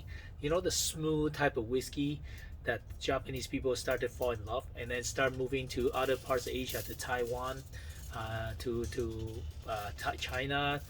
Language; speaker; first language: English; non-native, fluent; Chinese